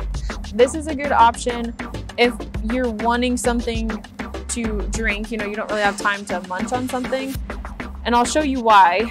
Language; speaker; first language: English; native; English